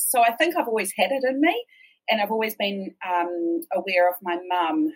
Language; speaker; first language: English; native; English